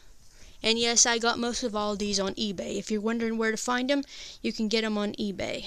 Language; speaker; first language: English; native; English